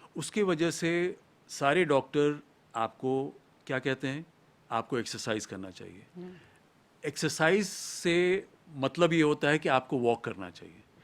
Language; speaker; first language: Hindi; native; Hindi